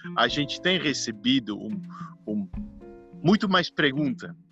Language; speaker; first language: Portuguese; non-native, fluent; Dutch